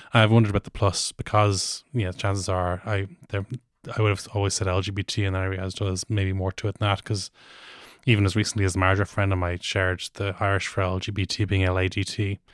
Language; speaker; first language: English; native; English